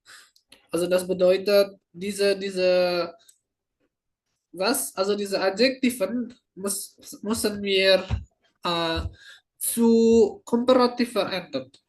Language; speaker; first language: German; non-native, fluent; Indonesian